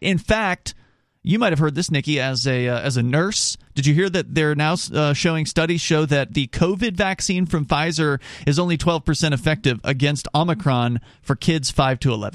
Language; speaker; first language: English; native; English